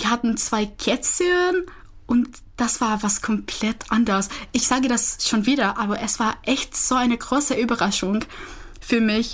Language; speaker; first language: German; non-native, fluent; Czech